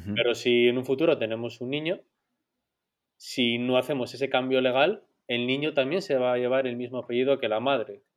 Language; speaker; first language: Spanish; native; Spanish